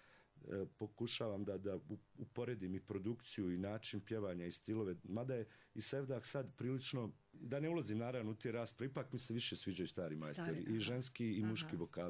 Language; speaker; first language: Serbian; native; Serbian